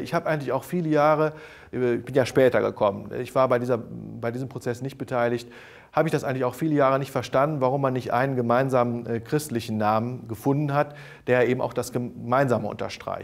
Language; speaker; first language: German; native; German